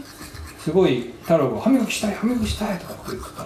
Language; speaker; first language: Japanese; native; Japanese